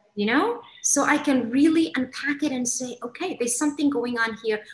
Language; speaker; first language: English; non-native, local second language; Somali